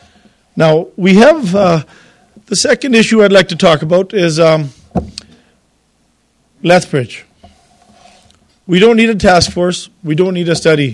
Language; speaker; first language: English; native; English